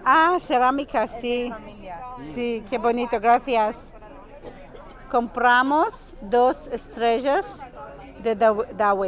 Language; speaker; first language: Spanish; non-native, learner; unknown